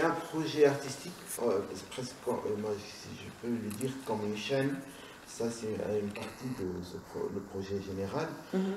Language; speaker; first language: French; non-native, local second language; Arabic